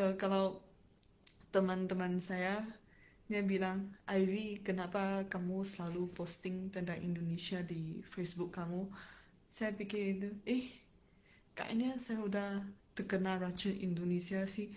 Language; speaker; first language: Indonesian; non-native, fluent; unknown